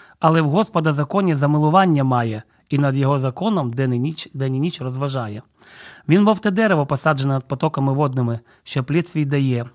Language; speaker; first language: Ukrainian; non-native, local second language; Russian